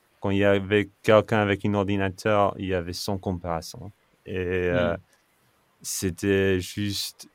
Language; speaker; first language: French; non-native, fluent; English